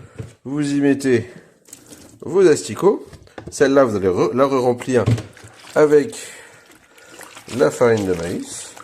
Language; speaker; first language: French; native; French